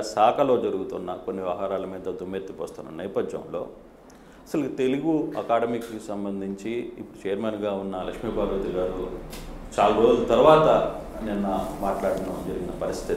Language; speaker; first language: Telugu; native; Telugu